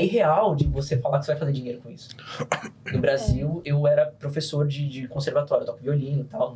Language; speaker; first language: Portuguese; native; Portuguese